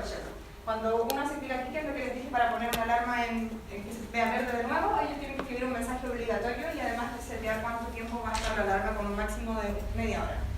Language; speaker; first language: Spanish; native; Spanish